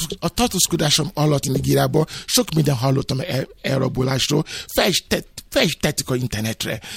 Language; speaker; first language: Hungarian; non-native, fluent; Yoruba